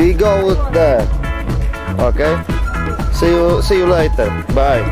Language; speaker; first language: English; non-native, learner; Polish